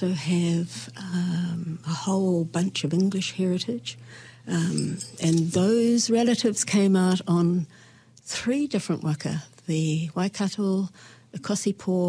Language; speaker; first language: English; native; English